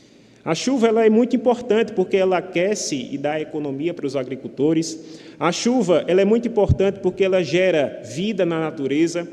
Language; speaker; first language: Portuguese; native; Portuguese